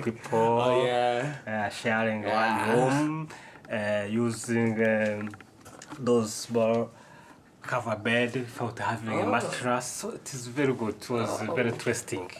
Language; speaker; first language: English; non-native, local second language; Arabic